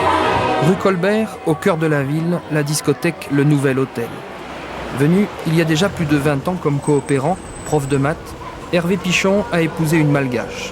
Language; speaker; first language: French; native; French